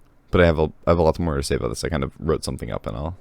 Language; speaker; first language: English; native; English